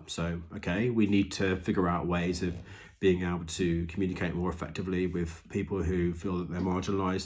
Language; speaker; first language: English; native; English